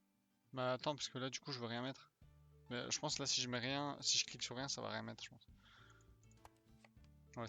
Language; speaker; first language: French; native; French